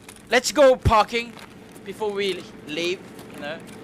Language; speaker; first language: English; non-native, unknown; Korean